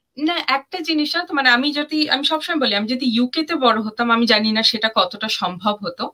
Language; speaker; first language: Bangla; early bilingual, heritage; Bangla